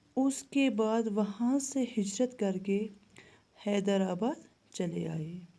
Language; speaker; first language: Urdu; non-native, local second language; Kashmiri